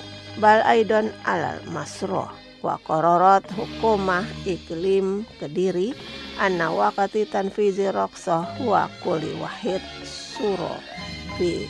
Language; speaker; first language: Arabic; non-native, fluent; Indonesian